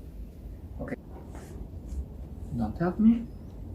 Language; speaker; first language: English; non-native, learner; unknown